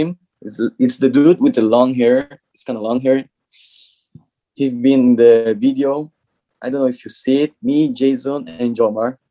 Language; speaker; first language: English; non-native, learner; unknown